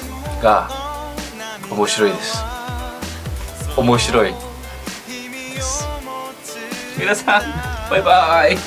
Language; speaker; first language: Japanese; non-native, learner; Korean